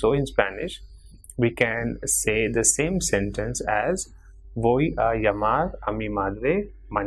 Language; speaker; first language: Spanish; non-native, fluent; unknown